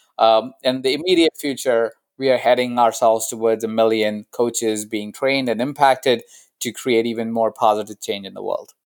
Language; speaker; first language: English; non-native, local second language; Hindi